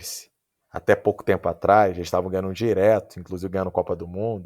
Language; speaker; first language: Portuguese; native; Portuguese